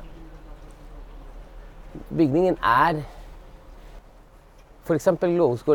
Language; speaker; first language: Norwegian; non-native, fluent; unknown